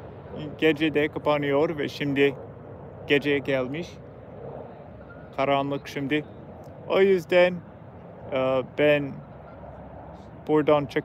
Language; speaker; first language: Turkish; non-native, learner; English